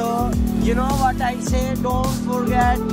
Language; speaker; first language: English; non-native, learner; Urdu